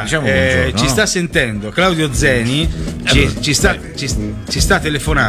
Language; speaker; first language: Italian; native; Italian